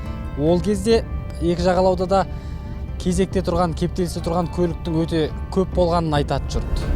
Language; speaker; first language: Kazakh; native; Kazakh